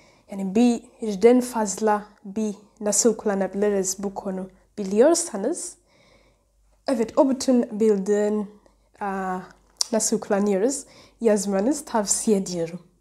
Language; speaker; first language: Turkish; non-native, learner; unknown